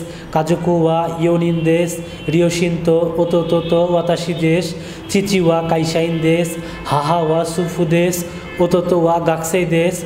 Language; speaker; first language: Japanese; non-native, learner; Bangla